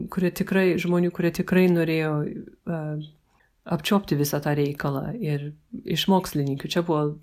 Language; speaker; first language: Lithuanian; early bilingual, heritage; English